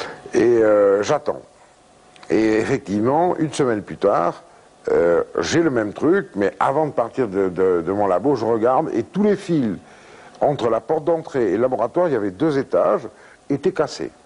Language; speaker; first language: French; native; French